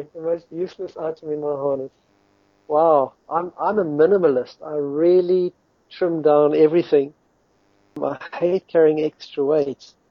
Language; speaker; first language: English; native; English